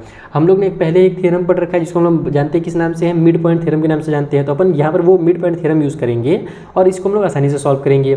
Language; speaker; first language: Hindi; native; Hindi